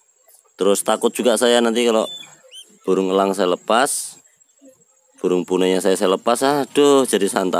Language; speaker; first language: Malay; native; Malay